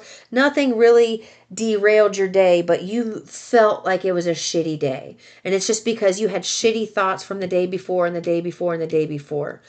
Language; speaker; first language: English; native; English